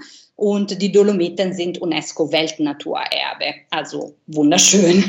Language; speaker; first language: German; non-native, fluent; Italian